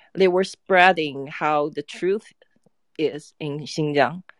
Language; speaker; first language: English; non-native, fluent; Chinese